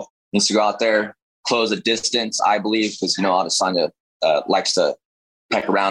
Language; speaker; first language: English; native; English